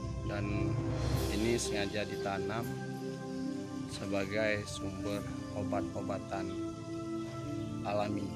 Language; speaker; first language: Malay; non-native, local second language; Achinese